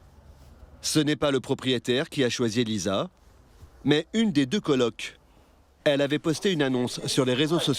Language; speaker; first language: French; native; French